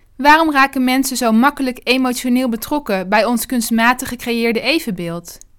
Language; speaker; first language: Dutch; native; Dutch